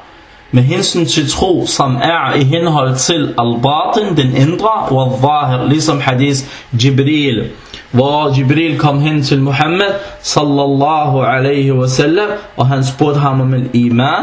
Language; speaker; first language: Danish; non-native, fluent; Arabic